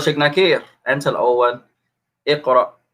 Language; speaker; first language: Arabic; non-native, fluent; English